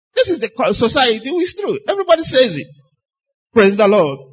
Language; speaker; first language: English; non-native, local second language; Igbo